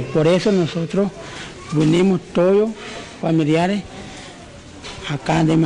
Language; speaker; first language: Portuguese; non-native, learner; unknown